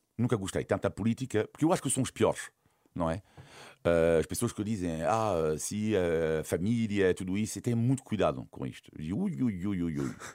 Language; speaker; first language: Portuguese; non-native, fluent; French